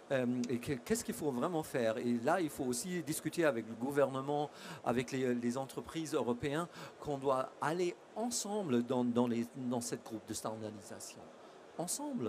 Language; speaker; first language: French; non-native, fluent; German